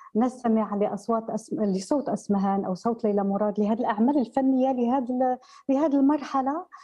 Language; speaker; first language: Arabic; native; Arabic